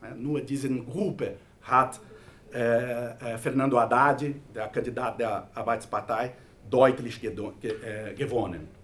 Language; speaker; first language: German; non-native, fluent; Portuguese